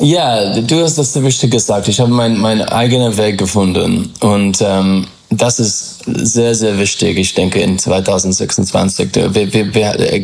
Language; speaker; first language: German; non-native, learner; English